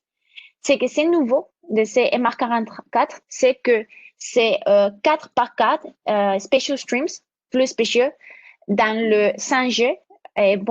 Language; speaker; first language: French; non-native, fluent; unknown